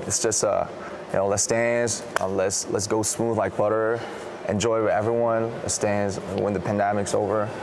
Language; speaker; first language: English; non-native, fluent; Korean